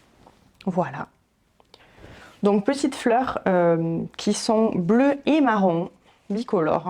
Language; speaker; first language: French; native; French